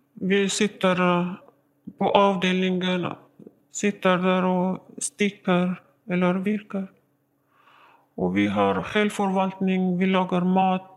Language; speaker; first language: Swedish; non-native, learner; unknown